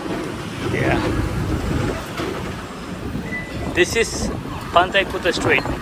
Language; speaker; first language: English; non-native, learner; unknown